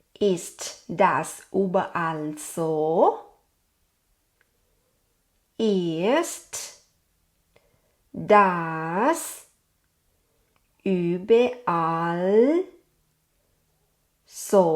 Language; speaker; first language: German; non-native, fluent; Thai